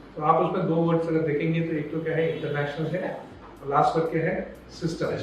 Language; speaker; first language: Hindi; non-native, local second language; Gujarati